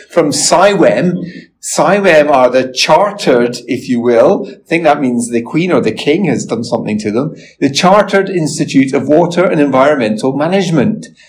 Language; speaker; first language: English; native; English